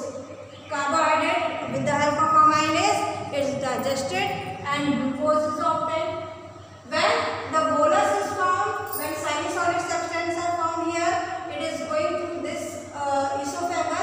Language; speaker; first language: English; non-native, local second language; Hindi